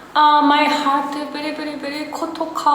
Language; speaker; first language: English; non-native, learner; Korean